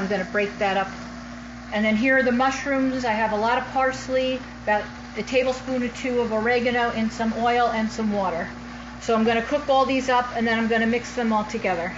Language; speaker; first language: English; native; English